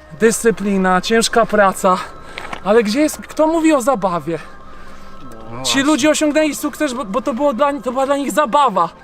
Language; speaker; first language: Polish; native; Polish